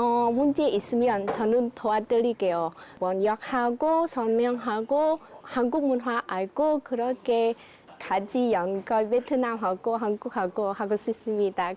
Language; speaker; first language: Korean; non-native, learner; Vietnamese